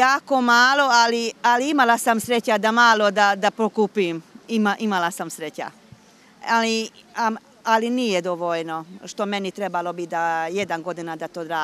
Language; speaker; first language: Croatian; non-native, local second language; Hungarian